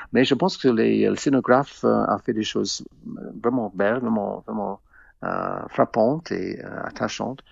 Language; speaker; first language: French; non-native, fluent; English